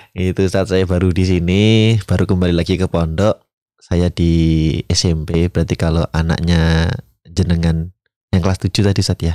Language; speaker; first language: Indonesian; native; Indonesian